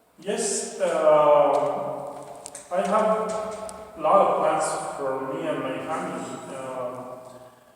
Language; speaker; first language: English; non-native, learner; Spanish